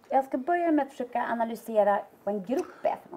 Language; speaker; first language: Swedish; native; Swedish